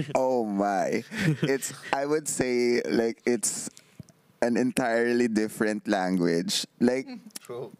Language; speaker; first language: English; non-native, local second language; Filipino